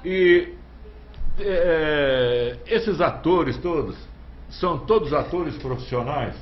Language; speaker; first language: Portuguese; native; Portuguese